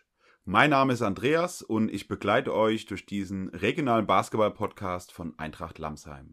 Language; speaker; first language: German; native; German